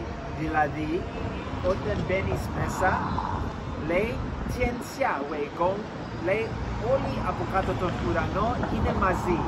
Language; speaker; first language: Greek; early bilingual, heritage; English